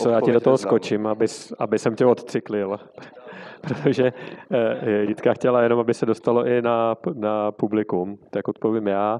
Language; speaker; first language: Czech; native; Czech